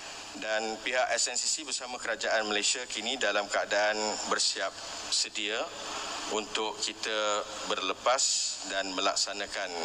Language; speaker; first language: Malay; native; Malay